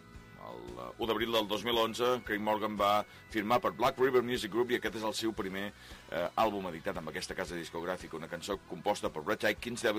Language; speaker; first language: Catalan; native; Catalan